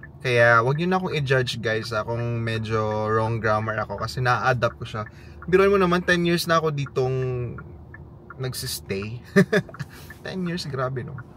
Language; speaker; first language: Filipino; native; Filipino